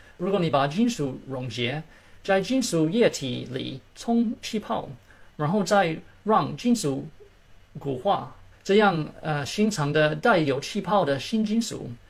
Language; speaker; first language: Chinese; early bilingual, heritage; Chinese